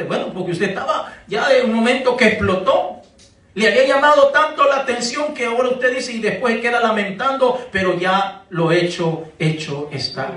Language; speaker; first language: Spanish; native; Spanish